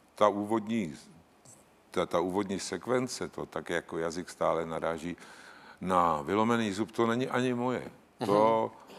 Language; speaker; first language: Czech; native; Czech